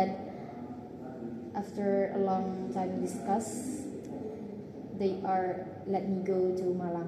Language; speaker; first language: English; non-native, learner; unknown